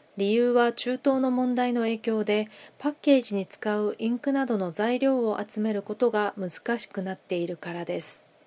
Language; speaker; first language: Japanese; non-native, fluent; Korean